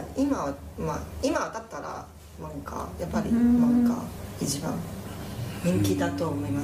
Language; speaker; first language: Japanese; non-native, fluent; Chinese